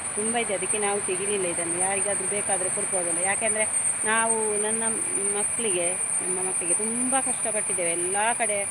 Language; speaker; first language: Kannada; non-native, local second language; Tulu